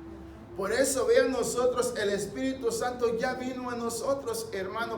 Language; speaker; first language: Spanish; native; Spanish